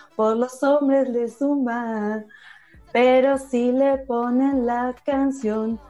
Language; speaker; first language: Spanish; native; Spanish